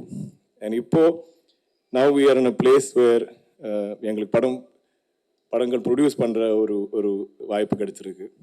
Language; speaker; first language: Tamil; non-native, local second language; Malayalam